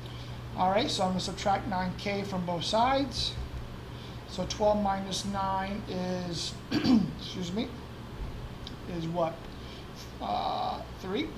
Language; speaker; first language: English; native; English